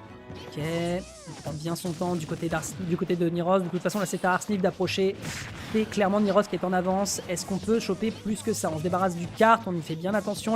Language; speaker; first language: French; native; French